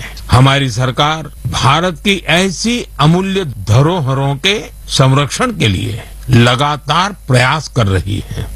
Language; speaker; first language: Hindi; non-native, local second language; Gujarati